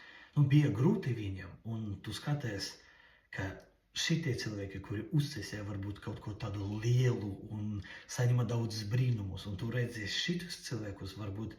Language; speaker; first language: Latvian; non-native, local second language; Russian